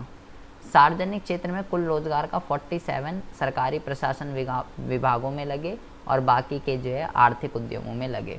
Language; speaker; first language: Hindi; native; Hindi